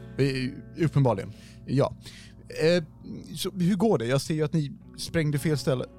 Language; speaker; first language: Swedish; native; Swedish